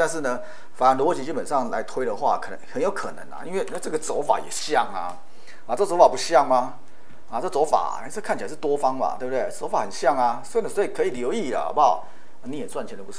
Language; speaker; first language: Chinese; native; Chinese